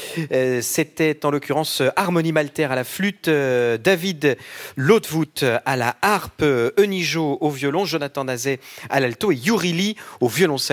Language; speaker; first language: French; native; French